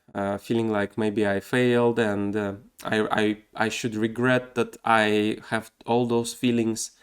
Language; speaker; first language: English; non-native, fluent; Russian